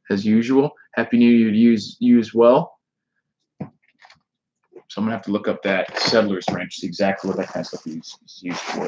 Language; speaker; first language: English; native; English